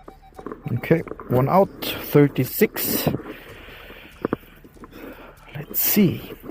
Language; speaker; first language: English; non-native, learner; German